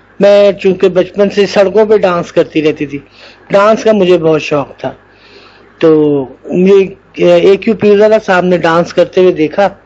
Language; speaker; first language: Urdu; non-native, local second language; Punjabi